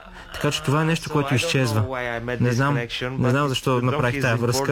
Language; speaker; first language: Bulgarian; non-native, fluent; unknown